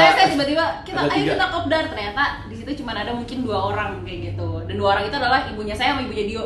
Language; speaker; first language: Indonesian; native; Indonesian